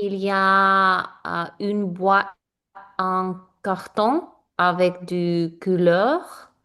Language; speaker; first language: French; non-native, learner; English